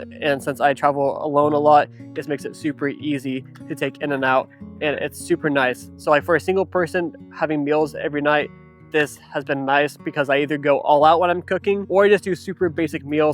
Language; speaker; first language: English; native; English